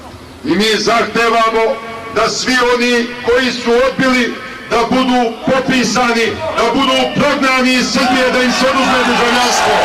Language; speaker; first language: Bosnian; native; Bosnian